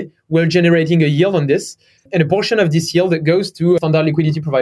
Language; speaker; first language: English; non-native, fluent; French